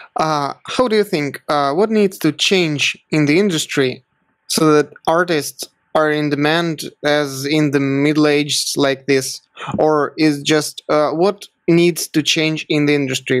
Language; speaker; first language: English; non-native, learner; Russian